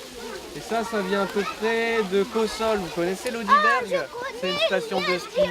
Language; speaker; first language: French; native; French